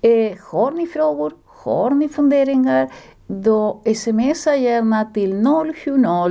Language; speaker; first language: Swedish; non-native, fluent; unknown